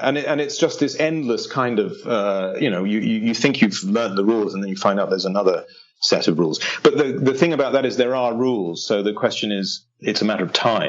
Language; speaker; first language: English; native; English